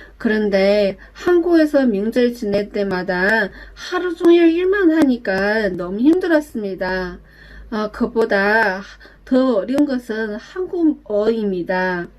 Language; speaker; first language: Korean; non-native, learner; Chinese